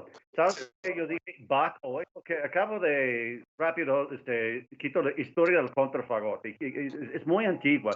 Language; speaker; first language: Spanish; non-native, fluent; English